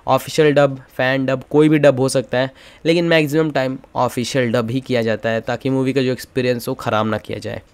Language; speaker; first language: Hindi; native; Hindi